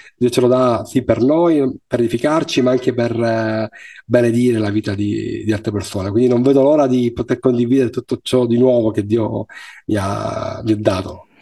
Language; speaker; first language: Italian; native; Italian